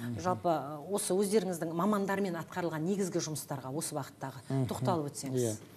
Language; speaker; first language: Kazakh; native; Kazakh